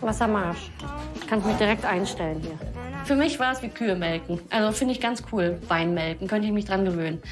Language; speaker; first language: German; native; German